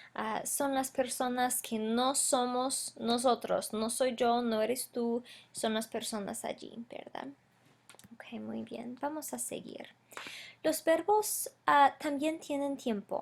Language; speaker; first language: Spanish; non-native, fluent; English